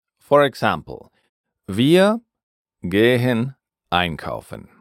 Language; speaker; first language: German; non-native, fluent; English